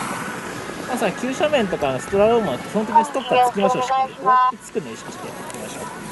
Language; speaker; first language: Japanese; native; Japanese